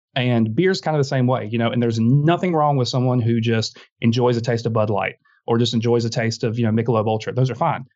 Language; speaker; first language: English; native; English